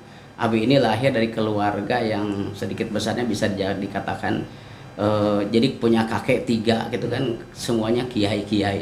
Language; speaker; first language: Indonesian; non-native, local second language; Sundanese